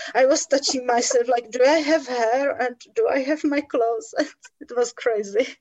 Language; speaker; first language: English; non-native, fluent; Czech